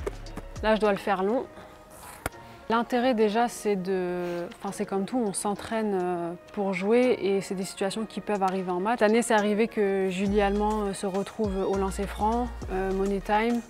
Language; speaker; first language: French; native; French